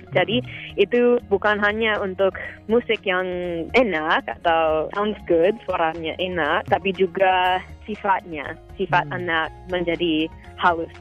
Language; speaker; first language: Indonesian; non-native, fluent; English